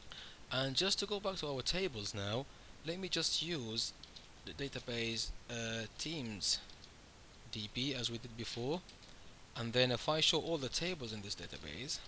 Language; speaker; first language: English; non-native, fluent; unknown